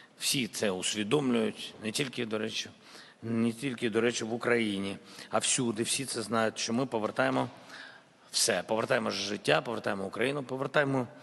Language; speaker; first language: Ukrainian; non-native, local second language; Russian